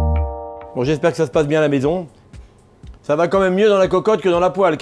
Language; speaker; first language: French; native; French